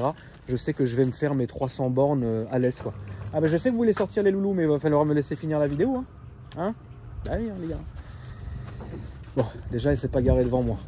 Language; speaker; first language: French; native; French